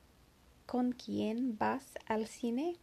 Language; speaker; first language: Spanish; non-native, learner; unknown